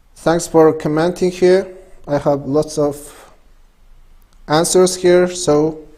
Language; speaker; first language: English; non-native, fluent; Kazakh